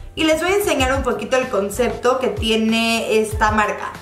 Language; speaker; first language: Spanish; native; Spanish